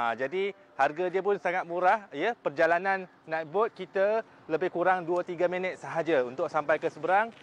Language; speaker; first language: Malay; non-native, local second language; Min Nan Chinese